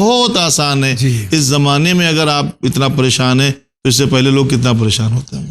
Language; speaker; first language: Urdu; native; Urdu